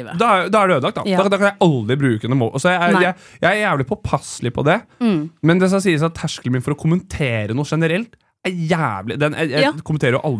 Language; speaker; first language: Norwegian; native; Norwegian